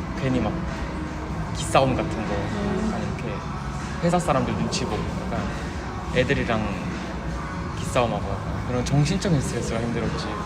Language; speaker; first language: Korean; non-native, fluent; Thai